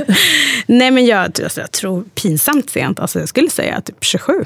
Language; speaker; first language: Swedish; early bilingual, other home language; Arabic